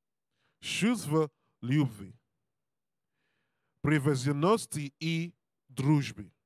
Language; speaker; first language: Russian; non-native, learner; Portuguese